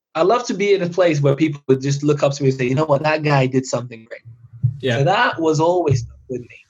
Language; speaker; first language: English; early bilingual, other home language; Persian